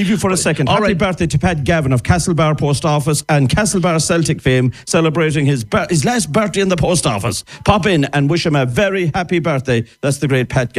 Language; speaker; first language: English; native; English